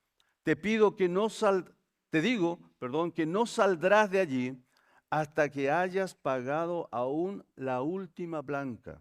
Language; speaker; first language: Spanish; native; Spanish